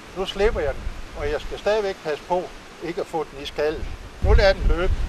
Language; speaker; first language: Danish; native; Danish